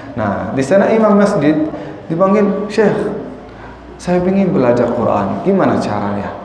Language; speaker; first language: Indonesian; non-native, fluent; Arabic